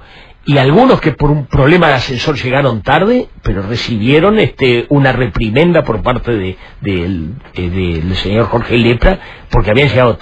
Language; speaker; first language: Spanish; native; Spanish